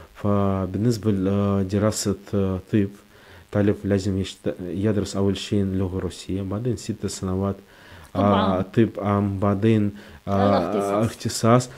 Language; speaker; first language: Arabic; non-native, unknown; Russian